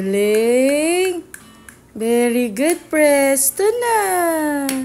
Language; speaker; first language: Filipino; native; Filipino